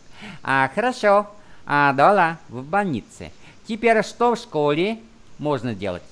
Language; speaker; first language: Russian; non-native, fluent; Vietnamese